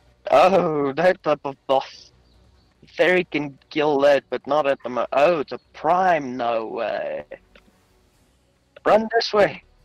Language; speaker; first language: English; non-native, local second language; Afrikaans